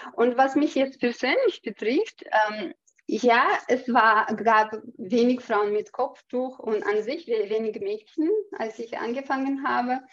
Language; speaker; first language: German; non-native, fluent; Chechen